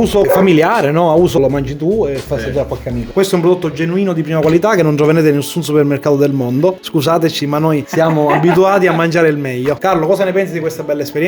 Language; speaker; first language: Italian; native; Italian